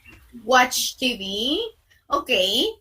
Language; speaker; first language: English; non-native, fluent; Spanish